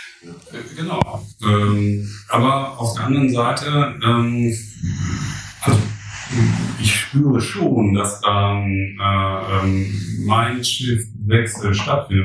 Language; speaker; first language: German; native; German